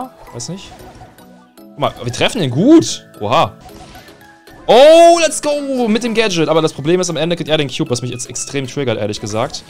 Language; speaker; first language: German; native; German